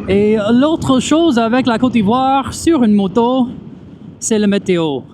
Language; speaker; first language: French; non-native, fluent; English